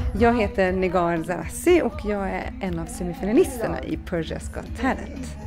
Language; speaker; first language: Swedish; early bilingual, other home language; Persian